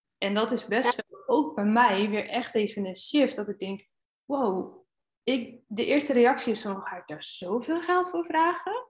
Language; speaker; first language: Dutch; native; Dutch